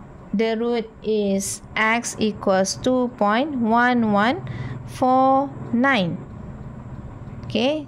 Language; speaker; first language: English; non-native, local second language; Malay